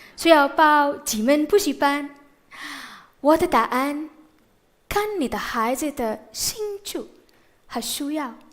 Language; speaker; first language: Chinese; non-native, fluent; Indonesian